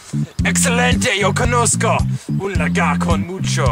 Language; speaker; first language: Spanish; non-native, learner; English